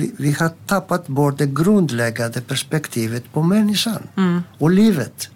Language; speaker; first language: Swedish; non-native, fluent; Greek